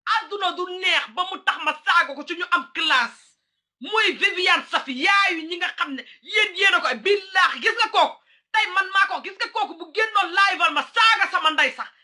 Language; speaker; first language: Wolof; early bilingual, heritage; Wolof